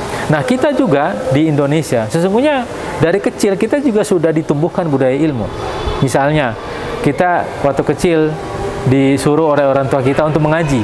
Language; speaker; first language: Indonesian; native; Indonesian